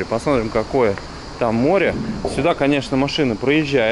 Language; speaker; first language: Russian; native; Russian